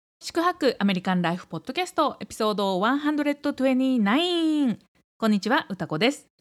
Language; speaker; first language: Japanese; native; Japanese